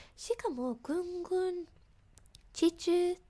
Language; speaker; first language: Japanese; non-native, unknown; English